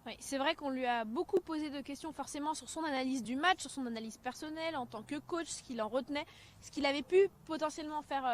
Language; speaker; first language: French; native; French